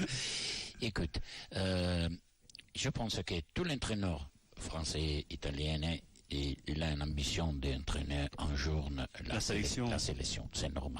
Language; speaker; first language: French; non-native, learner; Italian